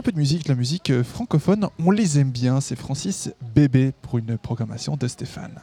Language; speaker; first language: French; native; French